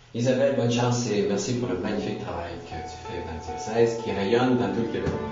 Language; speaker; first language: French; native; French